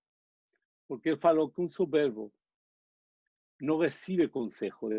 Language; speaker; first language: Portuguese; non-native, learner; Spanish